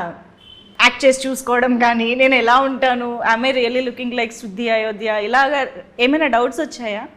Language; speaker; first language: Telugu; native; Telugu